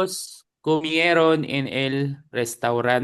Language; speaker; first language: Spanish; non-native, learner; Filipino